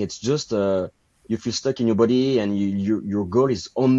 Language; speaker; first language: English; non-native, fluent; French